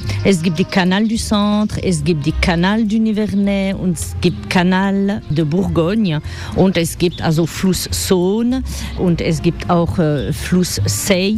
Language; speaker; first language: German; non-native, fluent; French